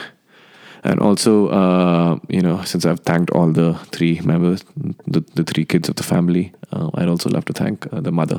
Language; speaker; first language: English; non-native, local second language; Hindi